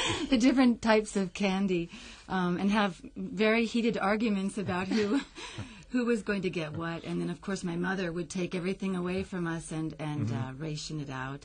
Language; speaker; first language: English; native; English